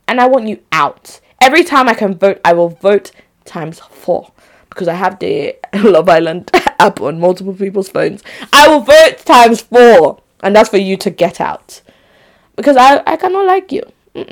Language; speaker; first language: English; non-native, local second language; Igbo